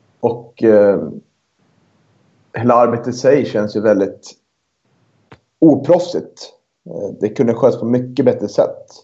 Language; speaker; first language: Swedish; native; Swedish